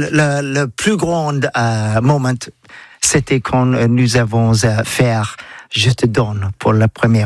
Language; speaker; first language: French; non-native, learner; English